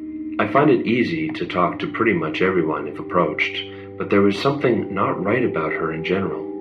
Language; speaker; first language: English; native; English